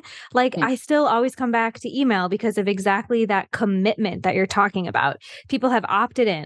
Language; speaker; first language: English; native; English